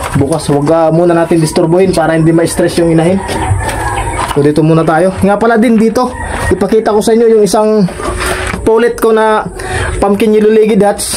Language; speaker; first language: Filipino; non-native, local second language; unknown